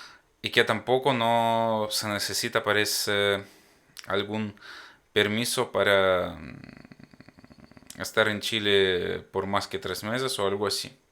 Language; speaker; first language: Spanish; non-native, fluent; Ukrainian